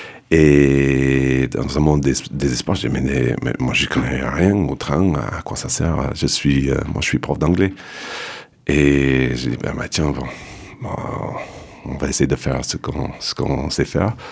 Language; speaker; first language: French; non-native, fluent; English